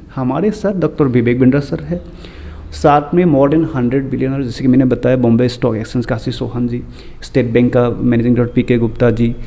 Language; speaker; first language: Hindi; non-native, local second language; Assamese